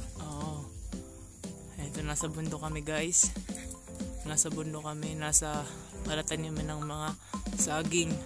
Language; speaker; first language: Filipino; non-native, local second language; Bikol